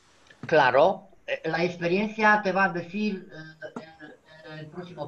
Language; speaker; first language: Spanish; non-native, fluent; Romanian